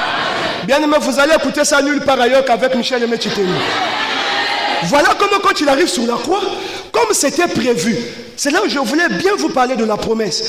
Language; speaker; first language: French; non-native, local second language; Lingala